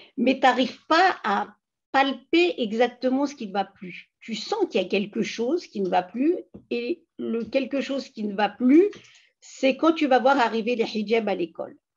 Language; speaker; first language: French; native; French